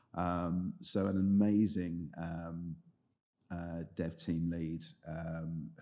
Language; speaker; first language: English; native; English